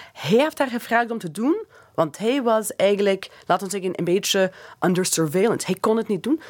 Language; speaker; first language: Dutch; non-native, fluent; English